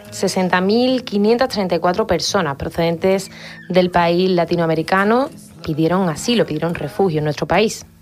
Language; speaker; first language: Spanish; native; Spanish